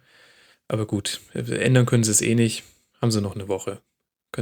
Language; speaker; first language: German; native; German